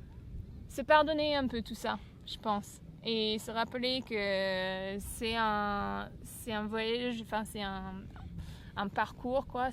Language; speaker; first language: French; non-native, fluent; English